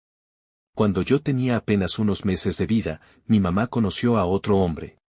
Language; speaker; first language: Spanish; native; Spanish